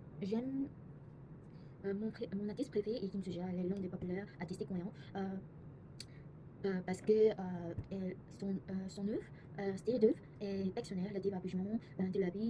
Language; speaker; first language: French; non-native, learner; Korean